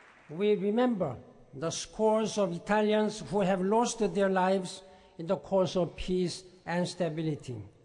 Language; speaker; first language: English; non-native, fluent; Korean